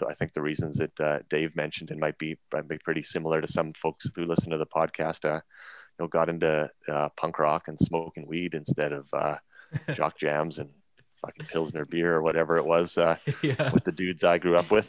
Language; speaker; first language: English; native; English